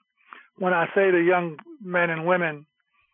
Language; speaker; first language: English; native; English